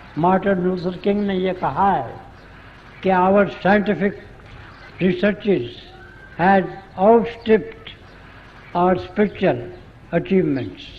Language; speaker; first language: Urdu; non-native, local second language; Punjabi